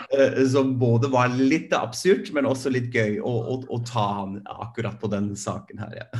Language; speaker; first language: Norwegian; non-native, fluent; German